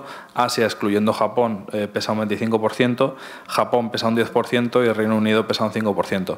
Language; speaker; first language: Spanish; native; Spanish